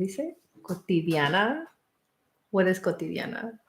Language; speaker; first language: Spanish; early bilingual, heritage; Spanish